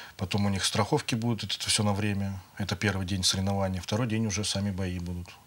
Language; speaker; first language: Russian; native; Russian